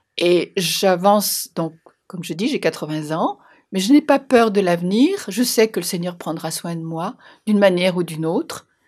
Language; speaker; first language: French; native; French